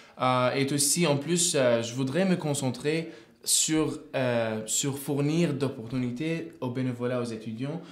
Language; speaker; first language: French; non-native, fluent; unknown